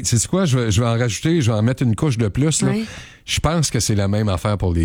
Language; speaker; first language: French; native; French